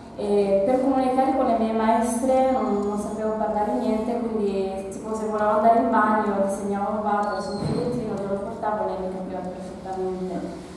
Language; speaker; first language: Italian; early bilingual, other home language; Arabic